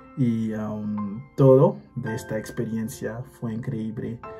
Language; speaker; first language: Spanish; non-native, fluent; Haitian Creole